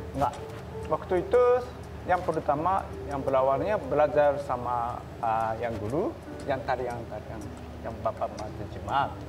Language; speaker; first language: Indonesian; non-native, learner; Japanese